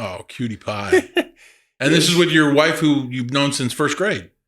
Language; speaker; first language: English; native; English